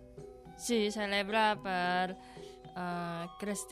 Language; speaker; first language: Catalan; non-native, learner; Indonesian